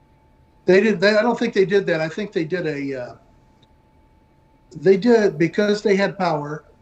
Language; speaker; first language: English; native; English